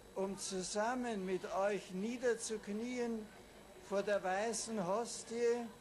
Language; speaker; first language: German; native; German